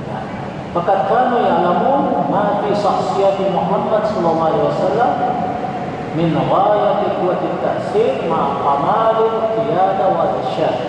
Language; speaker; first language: Arabic; non-native, fluent; Indonesian